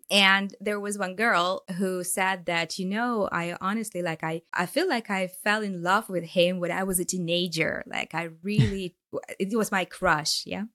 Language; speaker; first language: English; non-native, fluent; Ukrainian